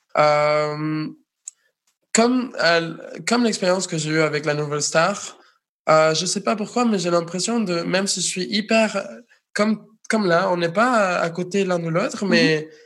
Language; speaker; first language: French; non-native, fluent; Spanish